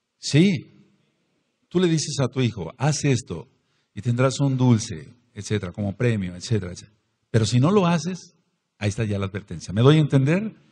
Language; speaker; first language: Spanish; native; Spanish